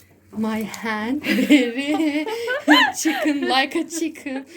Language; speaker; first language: English; non-native, learner; Turkish